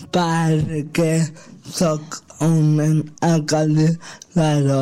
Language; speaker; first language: Catalan; non-native, local second language; Spanish